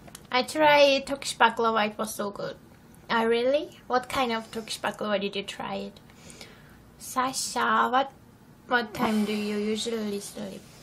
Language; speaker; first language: English; non-native, learner; Turkish